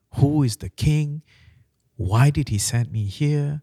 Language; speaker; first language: English; non-native, local second language; Malay